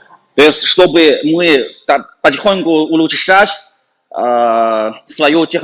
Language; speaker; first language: Russian; non-native, learner; Chinese